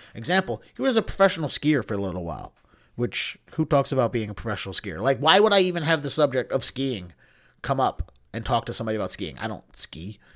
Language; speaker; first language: English; native; English